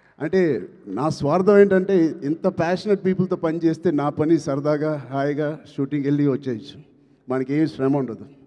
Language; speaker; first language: Telugu; native; Telugu